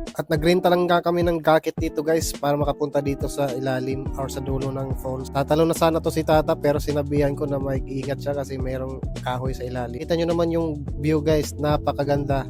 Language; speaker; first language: Filipino; non-native, local second language; Cebuano